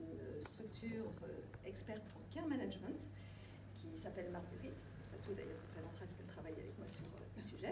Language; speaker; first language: French; native; French